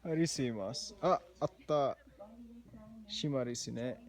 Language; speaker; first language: Japanese; non-native, learner; English